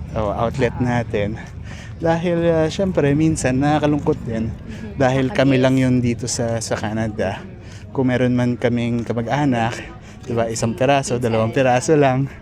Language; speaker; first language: Filipino; native; Filipino